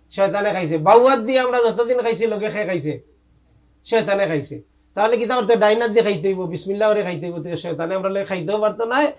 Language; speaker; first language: Bangla; native; Bangla